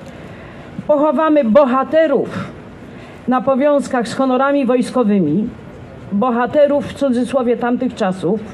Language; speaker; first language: Polish; native; Polish